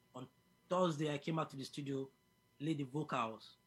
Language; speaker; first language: English; non-native, local second language; Yoruba